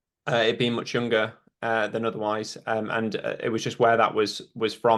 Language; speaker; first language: English; native; English